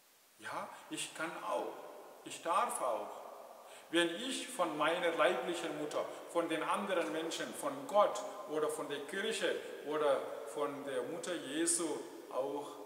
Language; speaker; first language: German; non-native, fluent; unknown